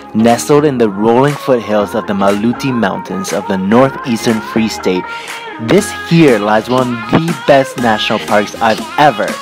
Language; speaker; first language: English; native; English